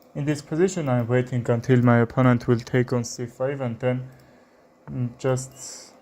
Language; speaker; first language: English; non-native, learner; Armenian